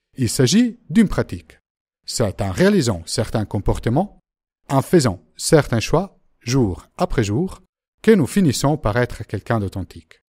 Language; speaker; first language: French; native; French